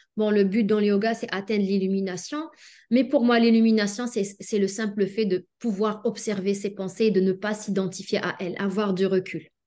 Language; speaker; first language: French; non-native, local second language; Arabic